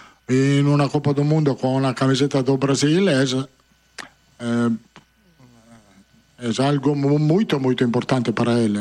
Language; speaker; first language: Portuguese; non-native, fluent; Italian